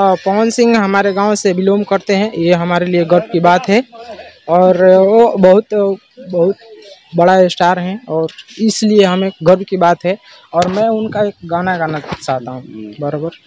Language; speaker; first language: Hindi; non-native, local second language; Bhojpuri